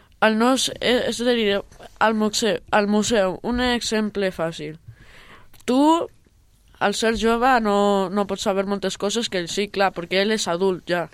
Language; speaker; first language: Catalan; non-native, local second language; Spanish